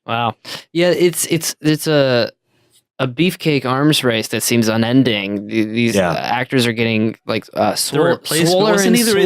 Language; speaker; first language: English; native; English